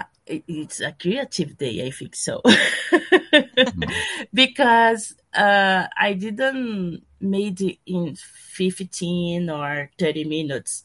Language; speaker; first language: English; non-native, learner; Portuguese